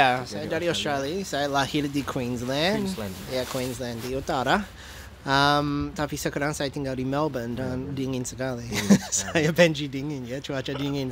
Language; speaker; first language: Indonesian; non-native, fluent; English